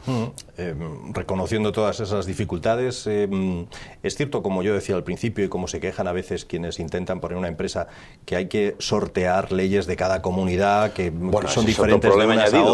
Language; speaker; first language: Spanish; native; Spanish